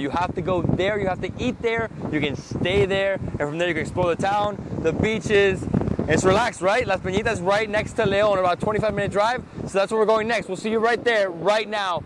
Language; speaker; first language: English; early bilingual, other home language; Spanish